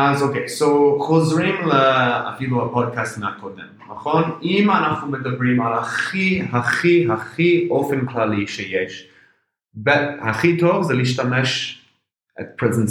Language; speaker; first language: Hebrew; non-native, fluent; English